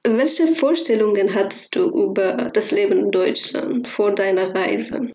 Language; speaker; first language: German; non-native, fluent; Persian